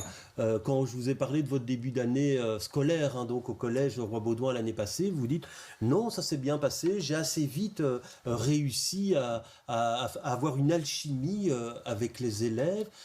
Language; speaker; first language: French; native; French